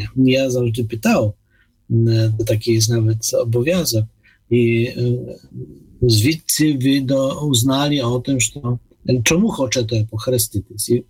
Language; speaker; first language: Ukrainian; non-native, fluent; Polish